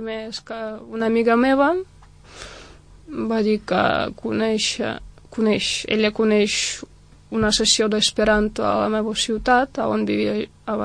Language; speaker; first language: Catalan; non-native, fluent; Russian